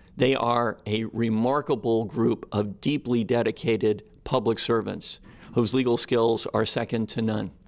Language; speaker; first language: English; native; English